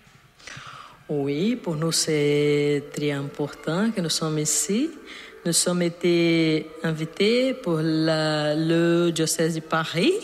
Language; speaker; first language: French; non-native, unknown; Portuguese